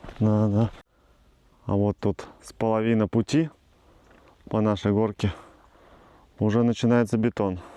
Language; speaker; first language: Russian; native; Russian